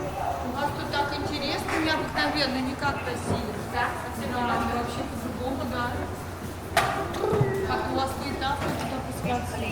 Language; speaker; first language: Russian; native; Russian